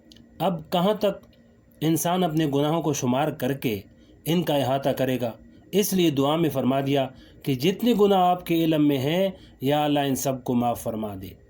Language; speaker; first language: Urdu; native; Urdu